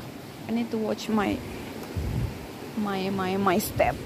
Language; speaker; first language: English; non-native, learner; Indonesian